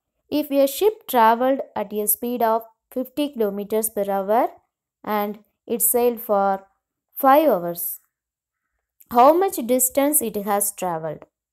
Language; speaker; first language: English; non-native, local second language; Tamil